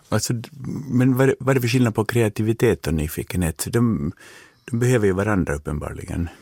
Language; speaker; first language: Swedish; native; Swedish